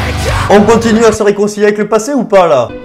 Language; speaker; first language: French; native; French